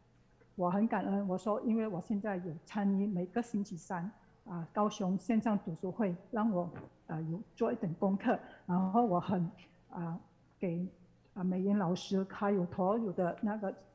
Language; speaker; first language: Chinese; non-native, learner; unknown